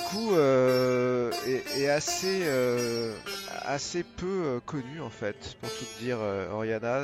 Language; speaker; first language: French; native; French